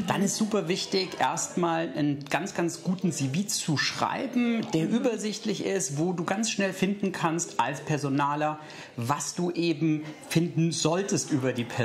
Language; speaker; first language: German; native; German